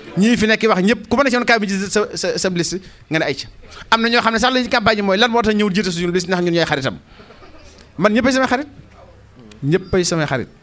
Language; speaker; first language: Wolof; native; Wolof